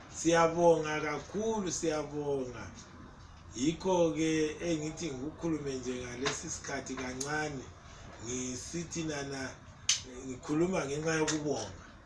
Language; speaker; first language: Zulu; early bilingual, heritage; North Ndebele